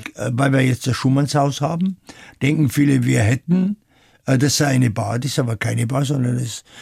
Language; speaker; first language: German; native; German